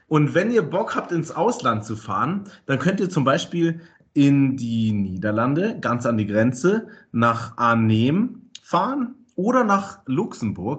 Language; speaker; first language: German; native; German